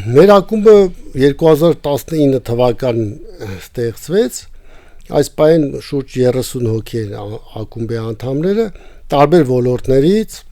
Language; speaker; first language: Armenian; native; Armenian